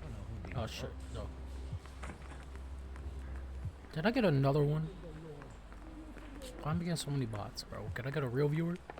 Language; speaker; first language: English; native; English